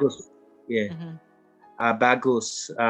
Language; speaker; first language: Indonesian; non-native, learner; English